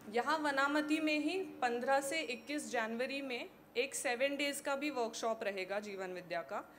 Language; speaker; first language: Hindi; non-native, local second language; Marathi